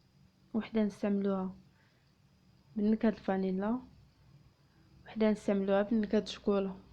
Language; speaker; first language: Arabic; native; Arabic